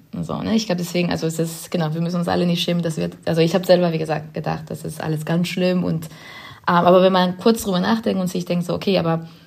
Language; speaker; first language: German; non-native, fluent; Spanish